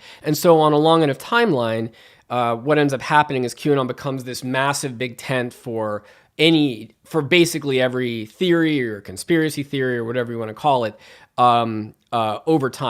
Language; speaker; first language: English; native; English